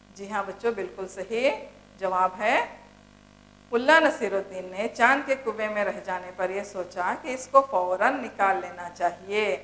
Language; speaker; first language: Urdu; native; Urdu